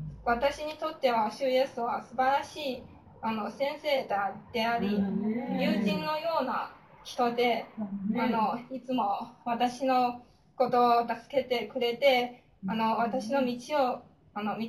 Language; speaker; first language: Japanese; non-native, fluent; Chinese